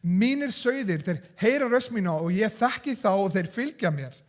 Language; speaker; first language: Icelandic; non-native, fluent; English